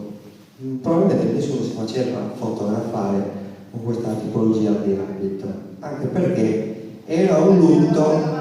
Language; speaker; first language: Italian; native; Italian